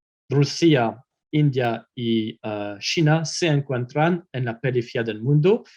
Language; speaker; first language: Spanish; non-native, fluent; French